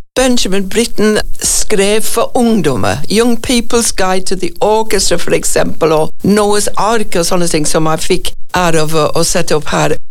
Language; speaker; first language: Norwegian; non-native, fluent; English